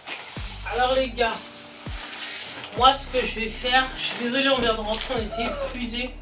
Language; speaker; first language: French; native; French